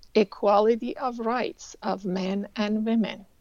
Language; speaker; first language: English; early bilingual, other home language; Persian